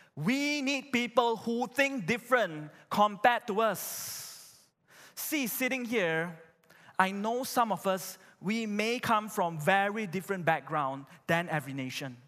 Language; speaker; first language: English; non-native, local second language; Chinese